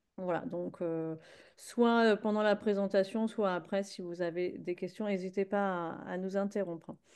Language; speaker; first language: French; native; French